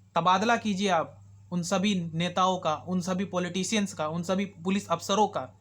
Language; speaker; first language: Hindi; native; Hindi